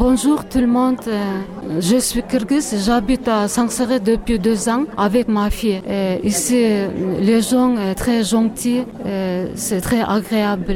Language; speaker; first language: French; non-native, learner; Kyrgyz